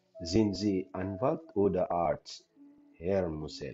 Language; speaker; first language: German; non-native, learner; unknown